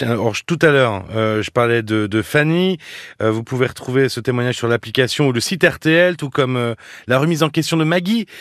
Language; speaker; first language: French; native; French